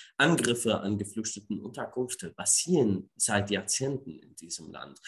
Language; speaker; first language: German; non-native, fluent; Arabic